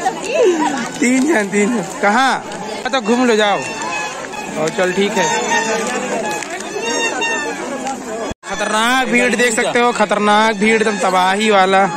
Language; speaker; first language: Hindi; native; Hindi